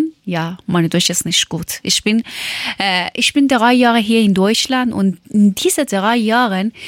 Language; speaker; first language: German; non-native, learner; Persian